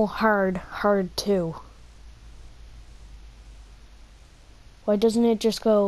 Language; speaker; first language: English; native; English